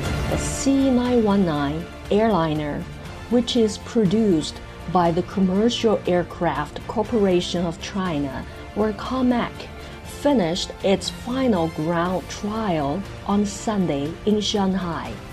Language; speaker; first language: English; non-native, fluent; Chinese